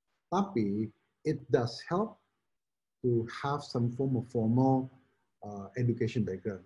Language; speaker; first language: English; non-native, fluent; Indonesian